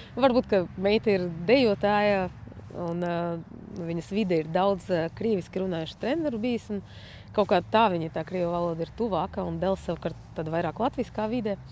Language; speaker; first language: Latvian; non-native, fluent; Russian